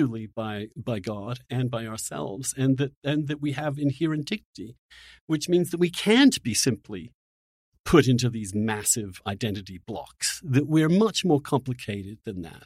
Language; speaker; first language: English; native; English